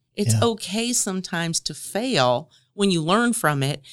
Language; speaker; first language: English; native; English